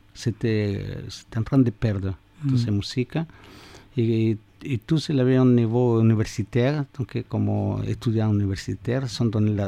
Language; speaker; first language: French; non-native, fluent; Spanish